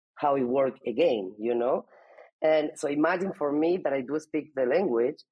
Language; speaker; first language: English; non-native, fluent; Spanish